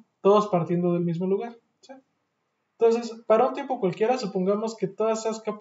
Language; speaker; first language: Spanish; native; Spanish